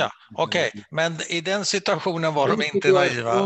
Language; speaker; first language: Swedish; native; Swedish